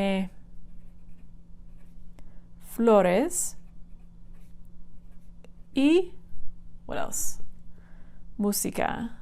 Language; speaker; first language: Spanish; non-native, fluent; English